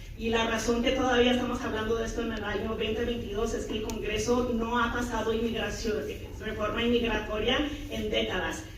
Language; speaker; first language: Spanish; early bilingual, heritage; Spanish